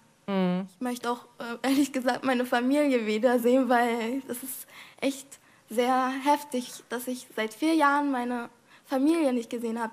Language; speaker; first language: German; non-native, fluent; Arabic